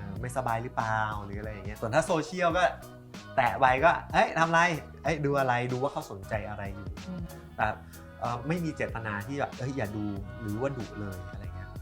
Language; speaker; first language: Thai; native; Thai